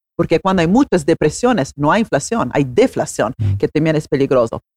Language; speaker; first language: Spanish; non-native, fluent; Italian